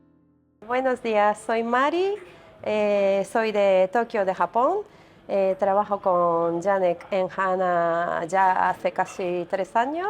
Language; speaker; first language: Spanish; non-native, fluent; Japanese